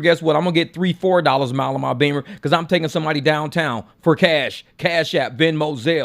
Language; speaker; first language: English; native; English